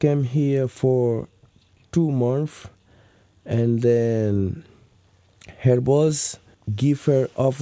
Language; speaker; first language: English; non-native, learner; Wolof